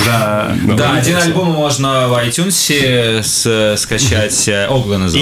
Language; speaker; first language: Russian; native; Russian